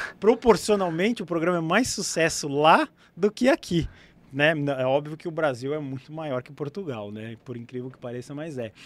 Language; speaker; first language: Portuguese; native; Portuguese